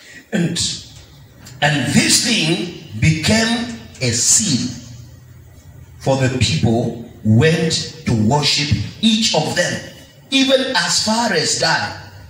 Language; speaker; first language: English; non-native, local second language; Kamba